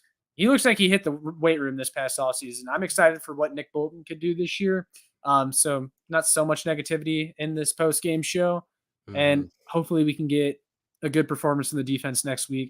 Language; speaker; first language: English; native; English